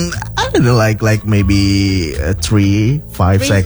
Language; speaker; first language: English; non-native, learner; Indonesian